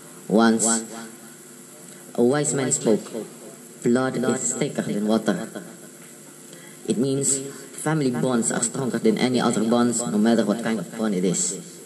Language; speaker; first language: English; non-native, fluent; Indonesian